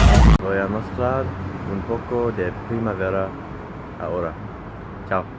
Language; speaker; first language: Spanish; non-native, learner; English